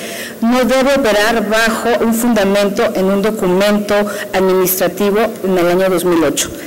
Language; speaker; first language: Spanish; native; Spanish